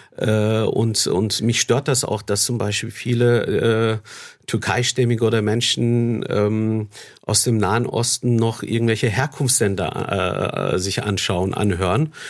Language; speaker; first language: German; early bilingual, other home language; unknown